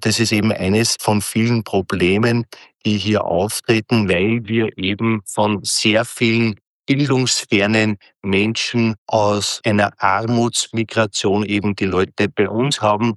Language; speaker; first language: German; native; German